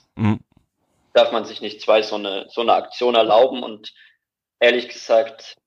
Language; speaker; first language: German; native; German